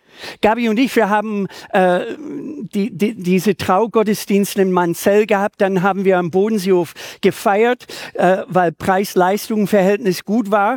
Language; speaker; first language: German; native; German